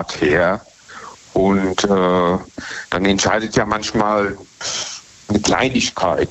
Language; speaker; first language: German; native; German